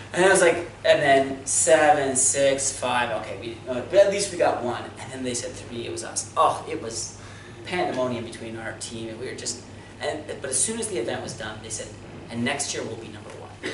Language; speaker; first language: English; native; English